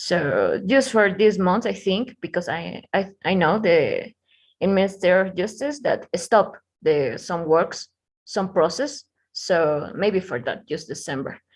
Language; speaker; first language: English; non-native, learner; Spanish